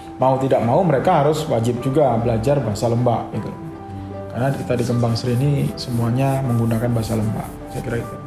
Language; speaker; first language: Indonesian; non-native, local second language; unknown